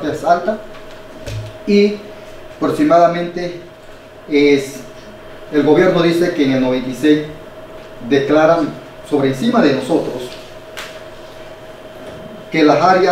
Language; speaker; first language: Spanish; non-native, local second language; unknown